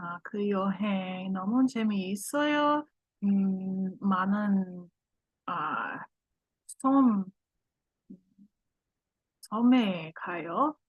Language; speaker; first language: Korean; non-native, learner; English